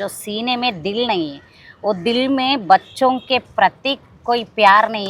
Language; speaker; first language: Hindi; non-native, local second language; Telugu